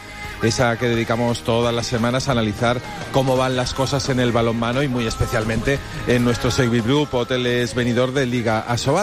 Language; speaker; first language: Spanish; native; Spanish